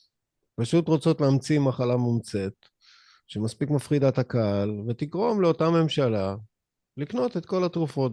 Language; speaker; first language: Hebrew; native; Hebrew